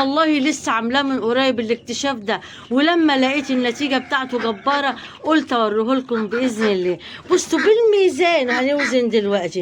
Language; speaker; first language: Arabic; native; Arabic